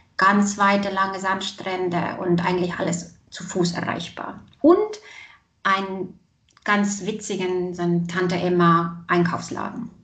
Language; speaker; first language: German; non-native, fluent; Estonian